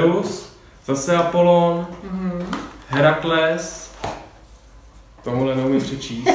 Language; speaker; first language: Czech; native; Czech